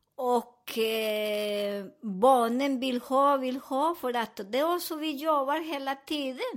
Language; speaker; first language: Swedish; non-native, learner; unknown